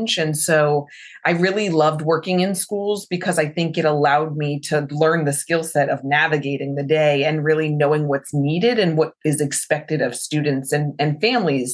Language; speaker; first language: English; native; English